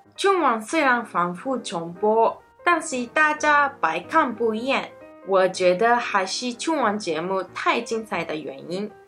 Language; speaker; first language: Chinese; non-native, fluent; Japanese